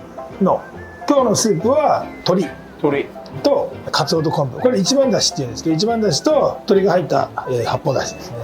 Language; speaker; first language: Japanese; native; Japanese